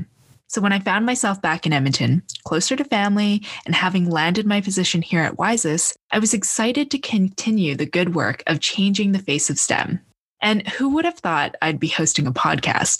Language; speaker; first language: English; native; English